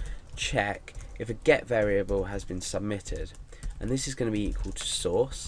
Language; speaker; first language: English; native; English